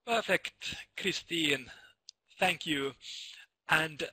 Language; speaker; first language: English; non-native, fluent; Finnish